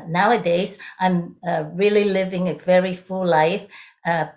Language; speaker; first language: English; non-native, local second language; Cantonese